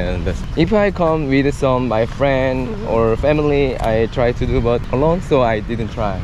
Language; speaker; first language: English; non-native, learner; Korean